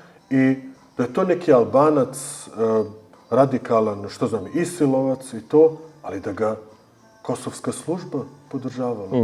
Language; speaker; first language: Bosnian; early bilingual, heritage; Bosnian